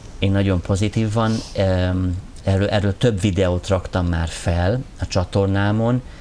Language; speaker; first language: Hungarian; non-native, fluent; English